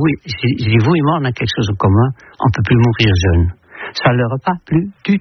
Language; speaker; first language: French; non-native, fluent; Dutch